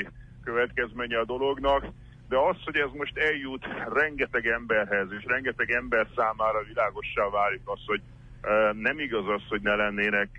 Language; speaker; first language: Hungarian; native; Hungarian